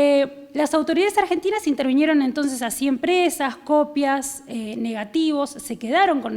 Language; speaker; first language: Spanish; native; Spanish